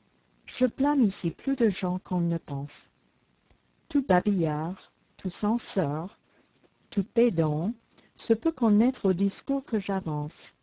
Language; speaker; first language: French; native; French